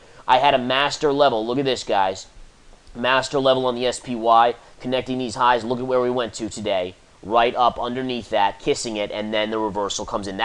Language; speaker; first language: English; native; English